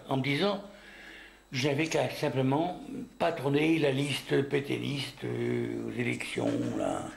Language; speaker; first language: French; native; French